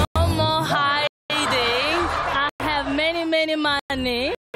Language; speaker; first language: English; non-native, learner; Chinese